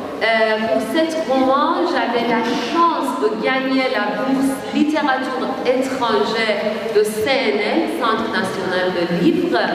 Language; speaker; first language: French; non-native, learner; Persian